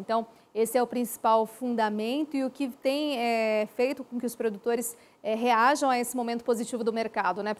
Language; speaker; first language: Portuguese; native; Portuguese